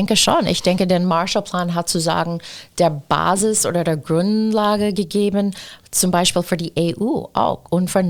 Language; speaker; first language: German; non-native, fluent; English